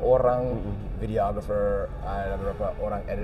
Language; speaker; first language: Indonesian; early bilingual, heritage; English